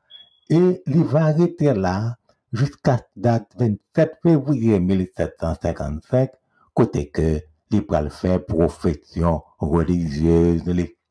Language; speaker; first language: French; non-native, local second language; Haitian Creole